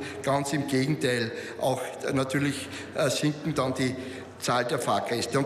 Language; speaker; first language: German; native; German